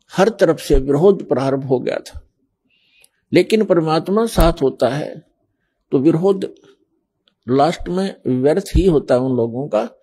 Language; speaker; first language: Hindi; native; Hindi